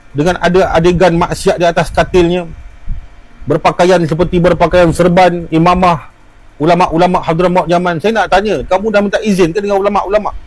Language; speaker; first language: Malay; native; Malay